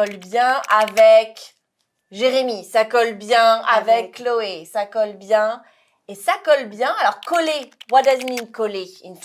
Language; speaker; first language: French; native; French